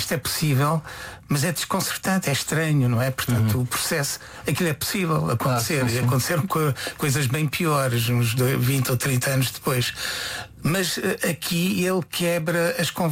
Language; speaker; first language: Portuguese; non-native, fluent; Konkani